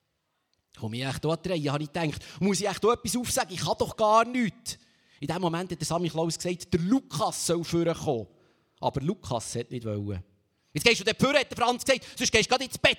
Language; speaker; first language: German; native; German